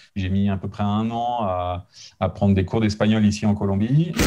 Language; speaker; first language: French; native; French